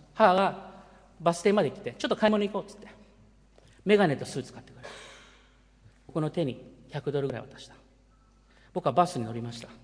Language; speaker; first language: Japanese; early bilingual, heritage; Japanese